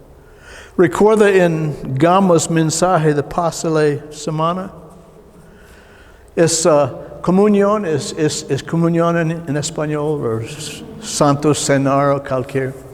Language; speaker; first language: Spanish; non-native, learner; English